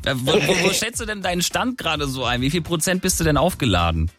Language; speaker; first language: German; native; German